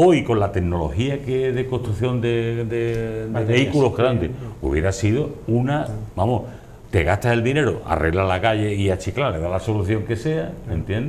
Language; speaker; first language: Spanish; native; Spanish